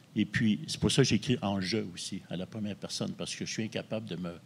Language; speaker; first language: French; native; French